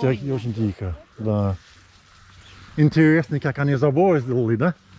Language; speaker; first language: Russian; non-native, learner; English